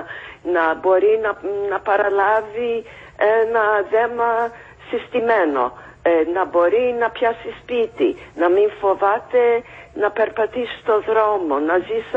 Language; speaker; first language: Greek; non-native, fluent; English